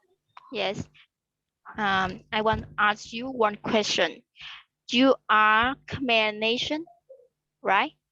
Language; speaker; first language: English; non-native, learner; Khmer